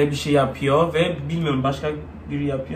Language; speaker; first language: Turkish; non-native, learner; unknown